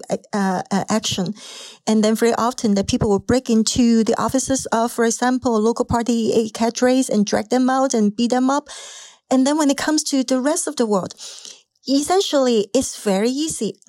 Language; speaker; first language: English; non-native, local second language; Cantonese